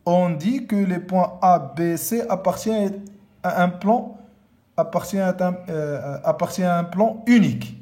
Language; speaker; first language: French; non-native, local second language; Arabic